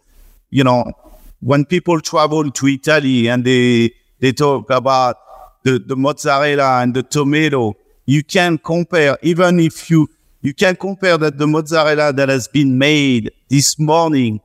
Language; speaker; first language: English; non-native, fluent; French